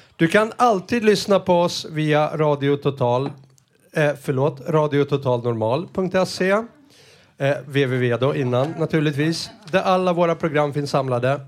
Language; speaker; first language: Swedish; native; Swedish